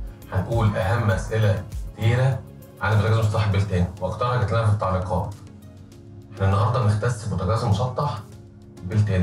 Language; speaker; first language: Arabic; native; Arabic